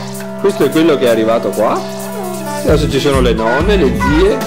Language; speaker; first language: Italian; native; Italian